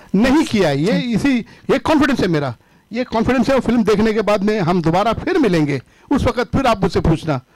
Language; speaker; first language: Hindi; native; Hindi